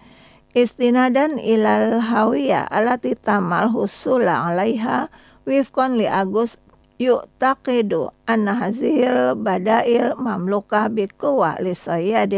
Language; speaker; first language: Arabic; non-native, fluent; Indonesian